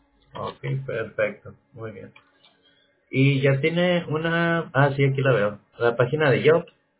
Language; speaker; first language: Spanish; native; Spanish